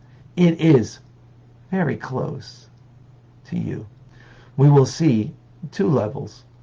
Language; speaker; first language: English; native; English